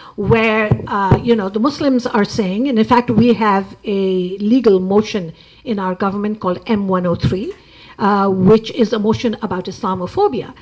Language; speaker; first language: English; non-native, local second language; Urdu